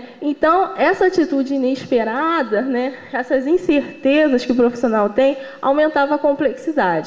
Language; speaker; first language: Portuguese; native; Portuguese